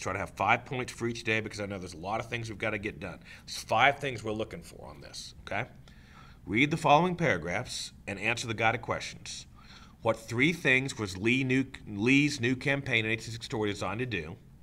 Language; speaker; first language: English; native; English